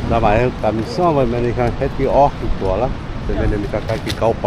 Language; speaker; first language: Finnish; non-native, learner; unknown